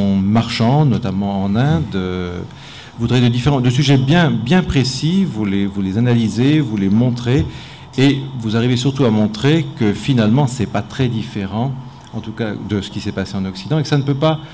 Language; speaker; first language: French; native; French